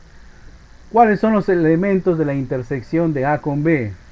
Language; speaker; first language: Spanish; native; Spanish